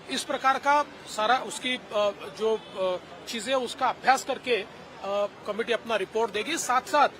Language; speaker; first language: Hindi; non-native, local second language; Marathi